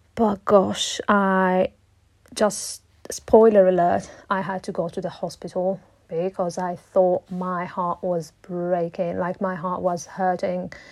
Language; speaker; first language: English; non-native, fluent; Italian